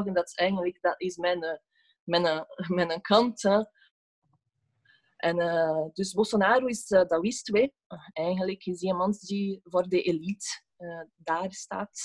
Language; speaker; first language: Dutch; non-native, fluent; Portuguese